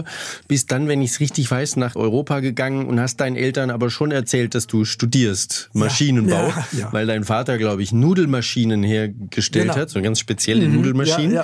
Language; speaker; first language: German; native; German